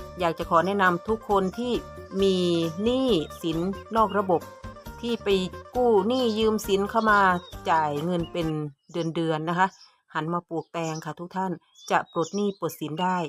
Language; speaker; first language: Thai; native; Thai